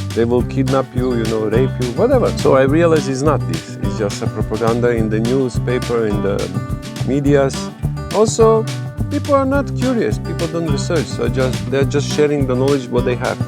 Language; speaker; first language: English; non-native, fluent; Croatian